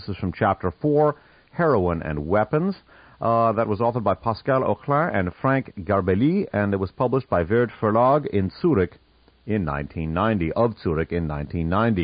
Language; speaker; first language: English; native; English